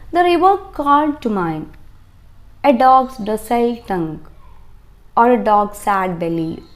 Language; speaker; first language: English; non-native, local second language; Malayalam